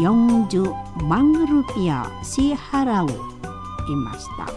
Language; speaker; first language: Japanese; non-native, fluent; Indonesian